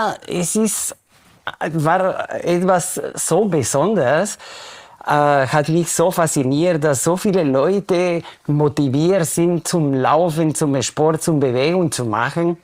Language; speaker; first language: German; non-native, fluent; Spanish